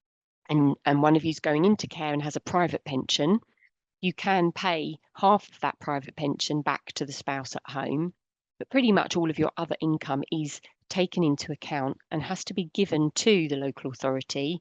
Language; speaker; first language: English; native; English